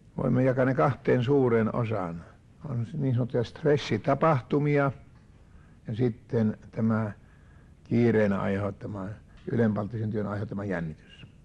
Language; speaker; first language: Finnish; native; Finnish